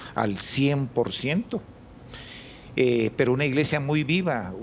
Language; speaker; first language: Spanish; native; Spanish